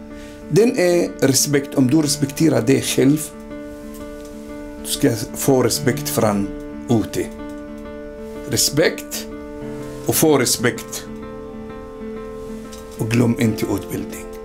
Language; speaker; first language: Swedish; non-native, learner; Arabic